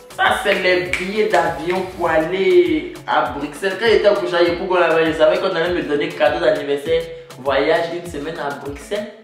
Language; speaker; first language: French; native; French